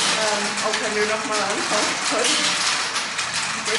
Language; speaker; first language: German; native; German